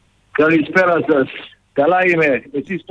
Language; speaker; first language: Greek; non-native, fluent; Serbian